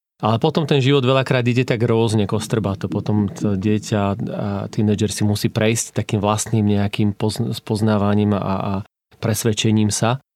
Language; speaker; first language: Slovak; native; Slovak